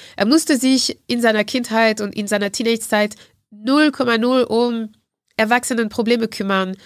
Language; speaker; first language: German; non-native, fluent; French